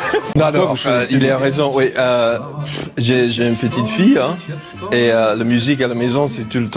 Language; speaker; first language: French; non-native, learner; English